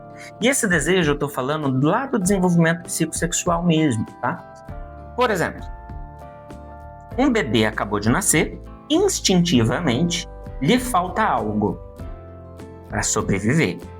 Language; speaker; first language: Portuguese; native; Portuguese